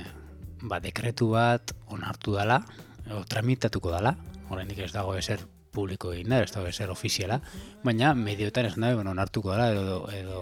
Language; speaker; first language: Basque; native; Basque